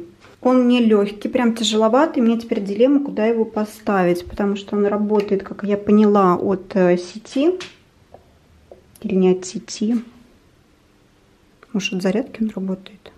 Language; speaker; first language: Russian; native; Russian